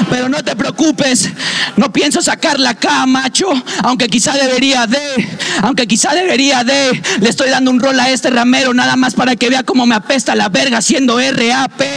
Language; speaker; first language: Spanish; native; Spanish